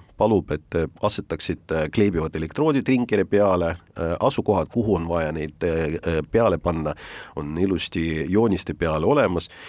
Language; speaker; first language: Estonian; non-native, local second language; Russian